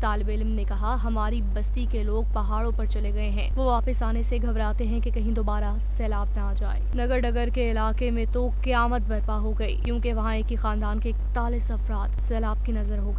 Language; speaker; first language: Urdu; native; Urdu